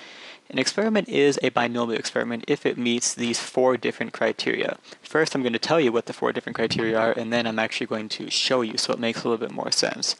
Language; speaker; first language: English; native; English